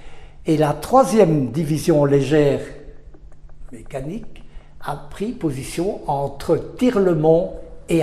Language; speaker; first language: French; native; French